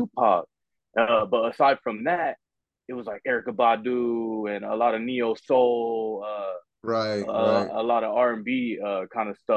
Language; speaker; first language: English; native; English